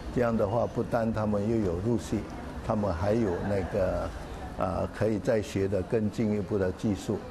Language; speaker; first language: Chinese; early bilingual, heritage; Chinese